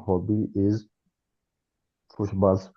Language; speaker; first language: German; non-native, learner; Urdu